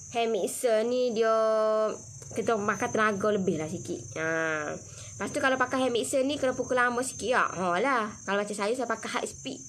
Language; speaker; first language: Malay; native; Malay